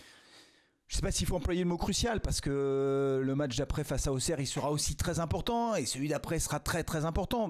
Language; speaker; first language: French; native; French